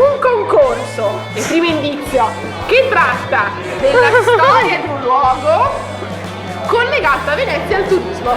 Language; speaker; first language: Italian; native; Italian